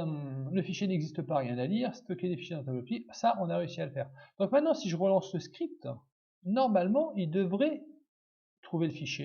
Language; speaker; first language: French; native; French